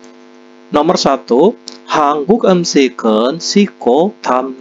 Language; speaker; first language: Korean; non-native, fluent; Indonesian